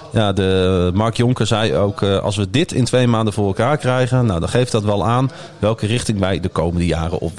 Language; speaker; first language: Dutch; native; Dutch